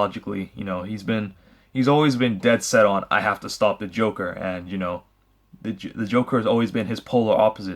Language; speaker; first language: English; native; English